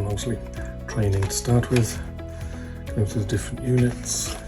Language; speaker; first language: English; native; English